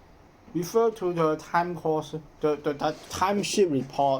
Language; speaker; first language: English; non-native, learner; Cantonese